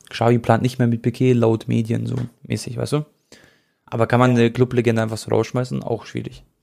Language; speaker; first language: German; early bilingual, other home language; Croatian